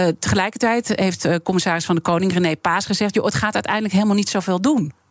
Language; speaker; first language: Dutch; native; Dutch